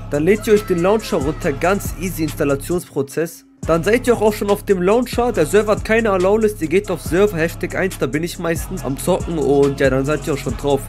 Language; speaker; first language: German; early bilingual, other home language; Kurdish